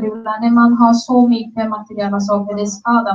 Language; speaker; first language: Swedish; non-native, learner; Spanish